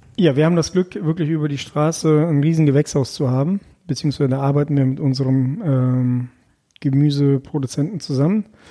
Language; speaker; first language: German; early bilingual, other home language; Russian